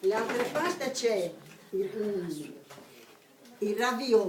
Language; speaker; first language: Italian; non-native, local second language; Sardinian